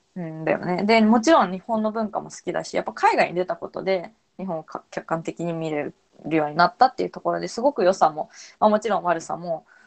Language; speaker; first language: Japanese; native; Japanese